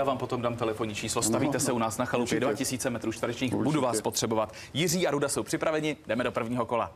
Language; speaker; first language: Czech; native; Czech